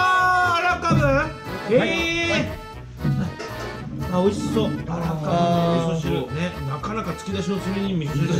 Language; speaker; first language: Japanese; native; Japanese